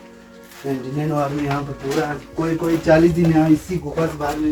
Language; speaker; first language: Hindi; non-native, local second language; Balti